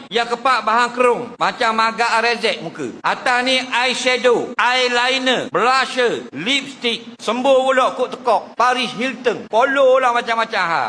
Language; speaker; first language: Malay; native; Malay